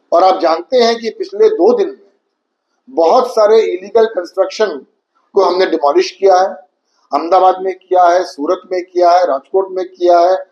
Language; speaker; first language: Hindi; native; Hindi